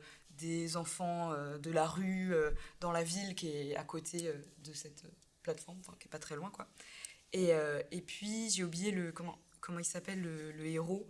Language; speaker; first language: French; native; French